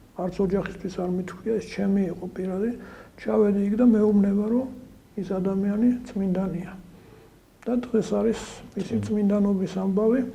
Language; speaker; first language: Georgian; native; Georgian